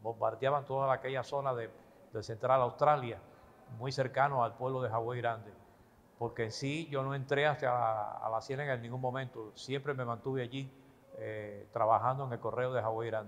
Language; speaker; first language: Spanish; native; Spanish